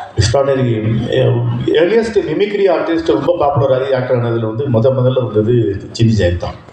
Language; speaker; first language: Tamil; native; Tamil